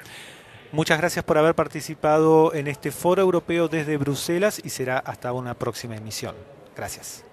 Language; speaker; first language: Spanish; native; Spanish